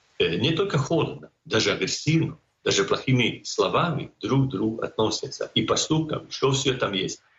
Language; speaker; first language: Russian; non-native, fluent; Croatian